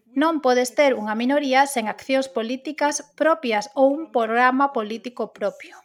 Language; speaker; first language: Galician; native; Galician